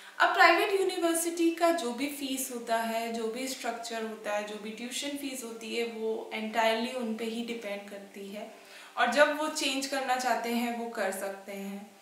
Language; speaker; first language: Hindi; native; Hindi